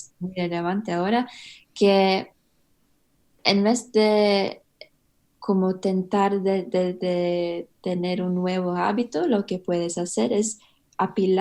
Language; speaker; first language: Spanish; early bilingual, heritage; English